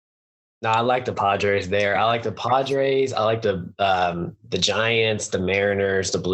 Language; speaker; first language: English; native; English